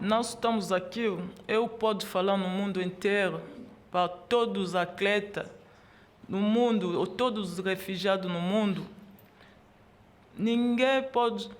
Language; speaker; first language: Portuguese; non-native, learner; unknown